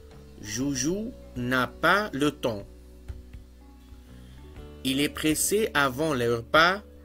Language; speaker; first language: French; non-native, fluent; Arabic